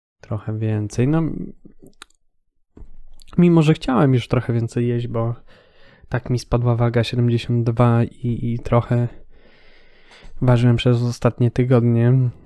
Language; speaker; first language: Polish; native; Polish